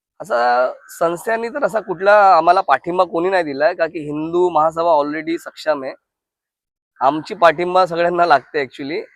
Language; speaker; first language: Marathi; non-native, local second language; Hindi